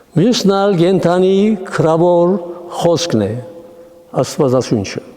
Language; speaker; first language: Armenian; native; Armenian